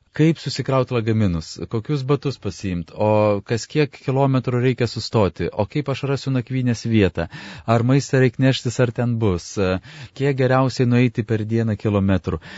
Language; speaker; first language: Lithuanian; native; Lithuanian